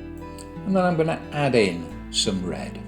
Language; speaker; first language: English; native; English